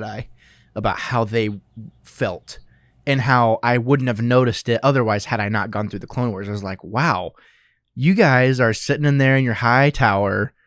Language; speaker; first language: English; native; English